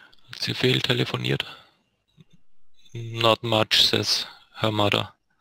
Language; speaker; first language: German; native; German